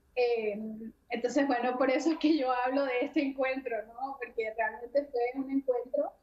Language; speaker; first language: Spanish; native; Spanish